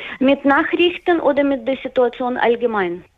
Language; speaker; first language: German; non-native, fluent; Russian